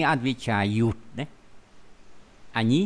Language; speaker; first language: Russian; non-native, fluent; Vietnamese